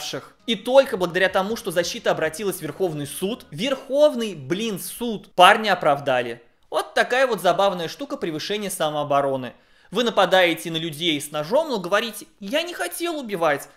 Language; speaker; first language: Russian; native; Russian